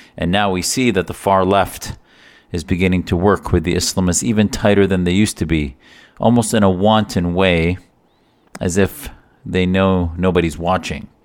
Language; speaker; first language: English; native; English